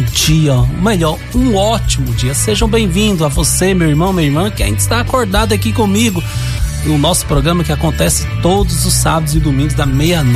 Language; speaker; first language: Portuguese; native; Portuguese